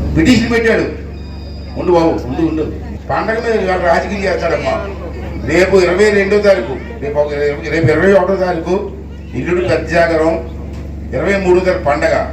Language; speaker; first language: Telugu; native; Telugu